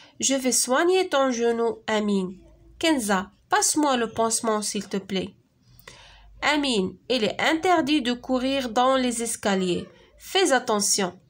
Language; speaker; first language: French; non-native, local second language; Arabic